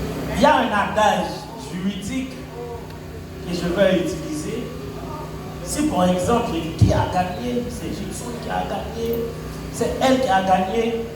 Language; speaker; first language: French; non-native, local second language; Haitian Creole